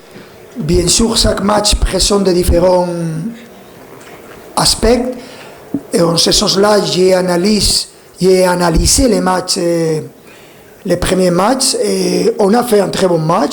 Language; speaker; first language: French; non-native, fluent; Spanish